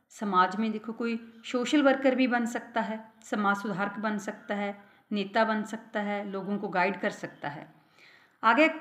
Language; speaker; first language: Hindi; non-native, local second language; Punjabi